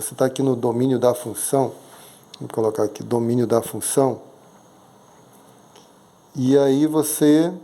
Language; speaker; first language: Portuguese; native; Portuguese